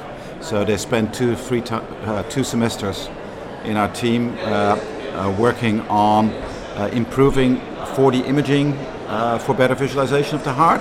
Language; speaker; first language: English; non-native, fluent; Dutch